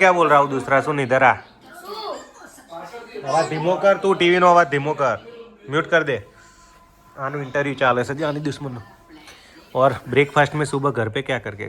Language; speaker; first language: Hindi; non-native, local second language; Gujarati